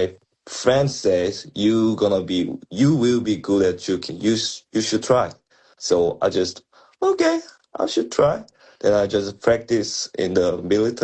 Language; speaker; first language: English; non-native, learner; Korean